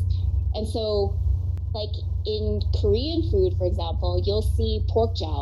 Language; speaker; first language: English; native; English